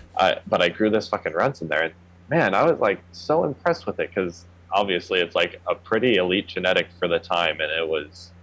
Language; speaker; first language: English; native; English